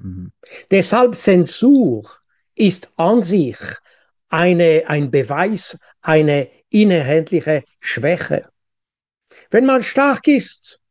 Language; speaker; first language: German; non-native, local second language; French